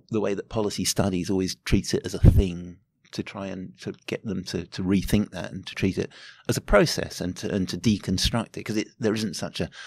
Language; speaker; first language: English; native; English